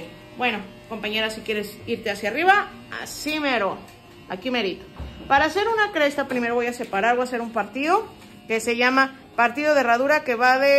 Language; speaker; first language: Spanish; native; Spanish